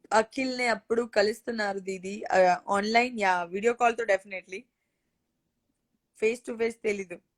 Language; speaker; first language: Telugu; non-native, local second language; Gujarati